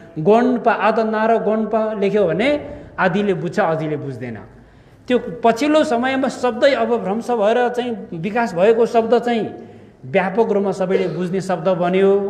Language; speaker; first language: Nepali; non-native, local second language; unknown